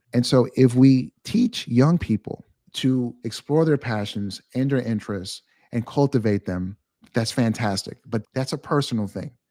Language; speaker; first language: English; native; English